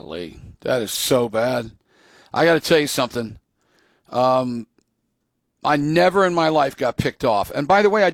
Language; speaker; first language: English; native; English